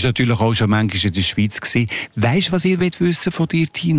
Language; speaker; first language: German; native; German